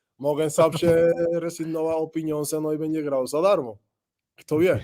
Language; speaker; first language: Polish; non-native, learner; Spanish